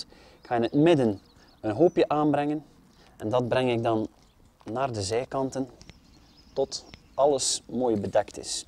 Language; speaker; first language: Dutch; native; Dutch